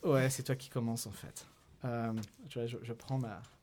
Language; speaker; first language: French; native; French